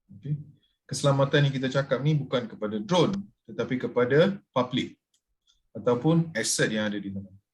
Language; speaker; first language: Malay; non-native, local second language; Tamil